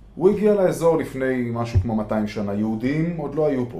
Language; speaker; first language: Hebrew; native; Hebrew